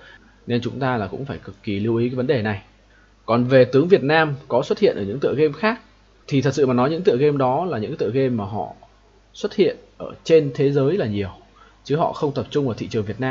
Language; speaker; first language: Vietnamese; native; Vietnamese